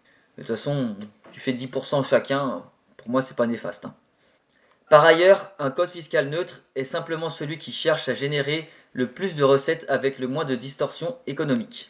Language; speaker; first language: French; native; French